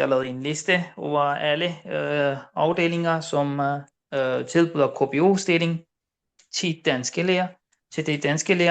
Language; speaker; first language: Danish; non-native, fluent; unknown